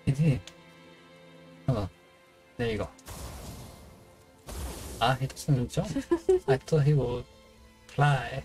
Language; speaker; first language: English; non-native, learner; Japanese